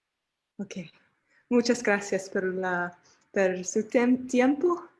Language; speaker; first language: Spanish; non-native, learner; English